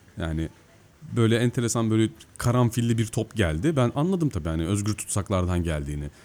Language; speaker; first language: Turkish; native; Turkish